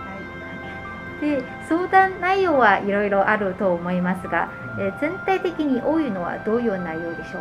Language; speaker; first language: Japanese; non-native, fluent; Chinese